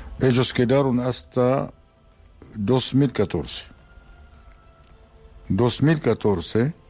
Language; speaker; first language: Spanish; non-native, fluent; Arabic